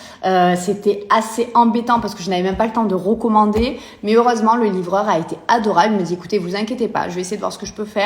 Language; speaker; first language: French; native; French